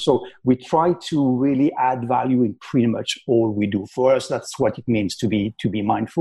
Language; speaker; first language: English; non-native, fluent; French